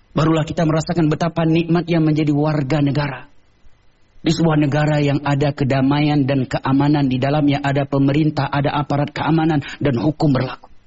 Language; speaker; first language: Indonesian; non-native, local second language; Achinese